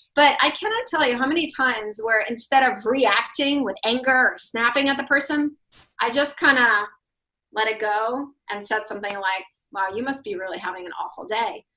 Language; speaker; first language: English; non-native, fluent; Russian